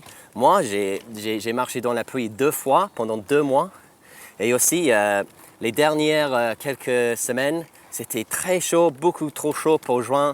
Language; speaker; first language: French; non-native, fluent; English